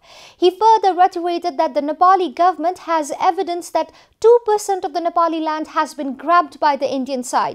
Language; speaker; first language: English; non-native, local second language; Nepali